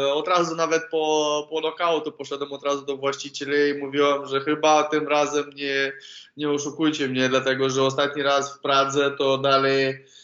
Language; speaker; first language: Polish; non-native, learner; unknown